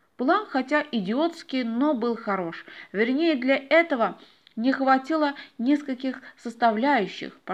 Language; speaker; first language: Russian; non-native, local second language; Azerbaijani